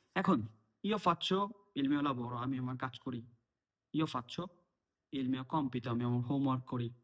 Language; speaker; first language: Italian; non-native, learner; Bangla